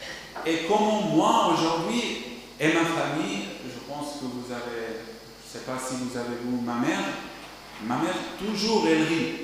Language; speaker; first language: French; non-native, learner; Arabic